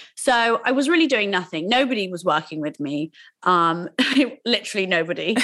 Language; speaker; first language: English; native; English